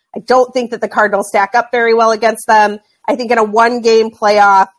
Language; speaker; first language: English; native; English